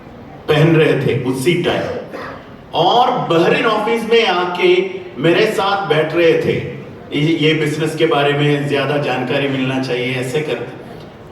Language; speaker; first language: Hindi; non-native, learner; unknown